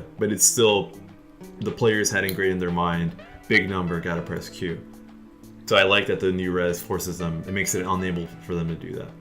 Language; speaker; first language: English; native; English